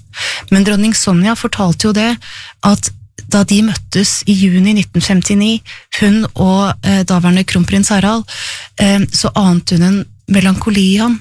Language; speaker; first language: Norwegian; native; Norwegian